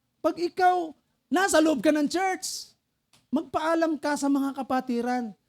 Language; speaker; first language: Filipino; non-native, local second language; Pampanga